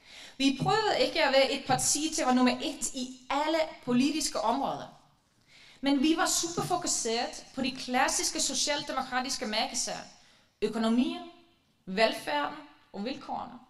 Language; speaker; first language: Danish; non-native, fluent; Icelandic